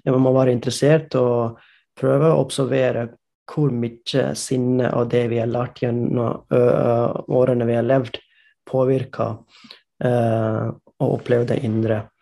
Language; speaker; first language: Norwegian; non-native, fluent; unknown